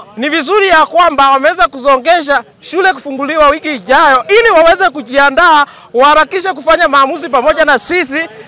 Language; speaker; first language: Swahili; non-native, local second language; Gusii